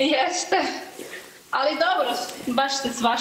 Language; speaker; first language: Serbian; early bilingual, heritage; Serbian